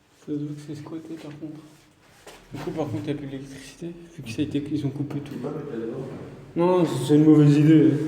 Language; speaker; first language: French; native; French